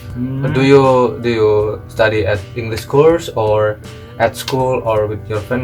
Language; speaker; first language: English; non-native, learner; Indonesian